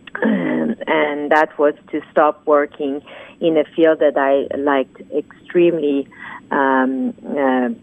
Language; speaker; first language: English; non-native, fluent; Persian